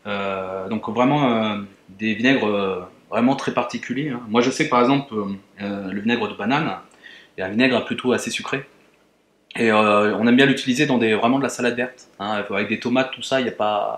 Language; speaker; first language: French; native; French